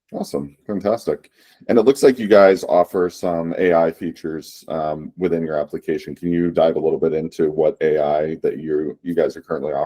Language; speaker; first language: English; native; English